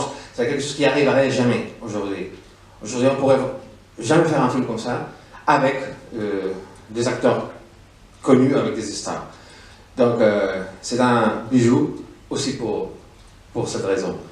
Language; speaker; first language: French; non-native, fluent; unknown